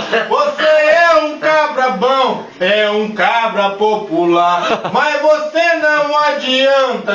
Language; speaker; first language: Portuguese; native; Portuguese